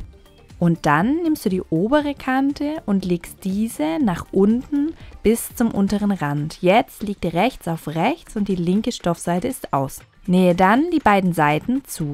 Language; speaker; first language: German; native; German